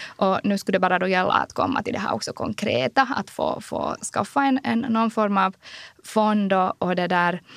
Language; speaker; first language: Swedish; native; Swedish